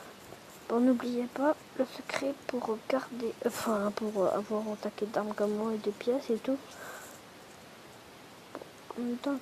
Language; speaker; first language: French; native; French